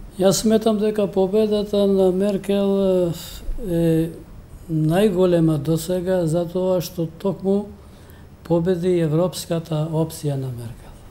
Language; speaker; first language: Macedonian; non-native, local second language; Albanian